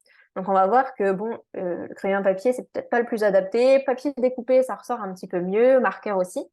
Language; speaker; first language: French; native; French